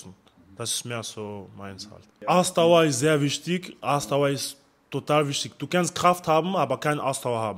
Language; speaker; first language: German; non-native, learner; French